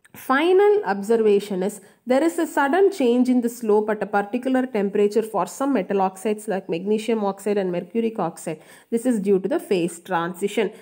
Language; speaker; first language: English; non-native, local second language; Tamil